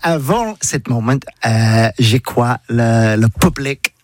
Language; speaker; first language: French; non-native, learner; English